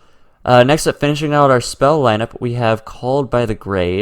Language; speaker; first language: English; native; English